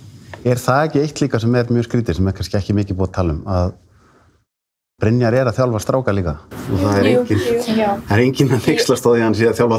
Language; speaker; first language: Icelandic; native; Icelandic